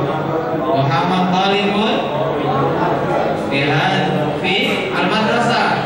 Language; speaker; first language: Arabic; non-native, fluent; Indonesian